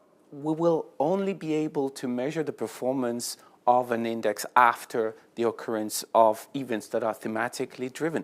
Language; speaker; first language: English; non-native, fluent; French